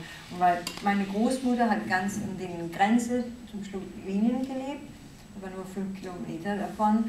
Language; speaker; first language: German; non-native, fluent; Danish